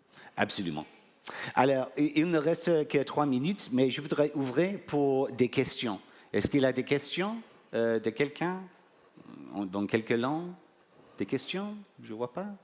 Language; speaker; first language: French; non-native, fluent; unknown